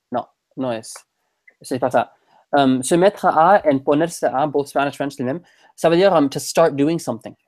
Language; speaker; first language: French; non-native, fluent; English